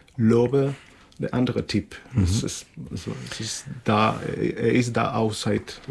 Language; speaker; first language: German; non-native, learner; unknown